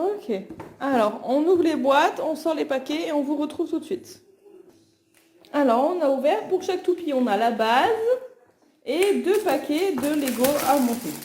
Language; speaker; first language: French; native; French